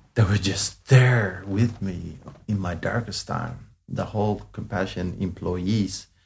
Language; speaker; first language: English; non-native, fluent; Amharic